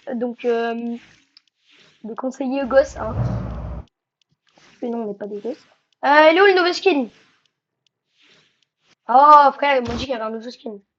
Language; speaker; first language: French; native; French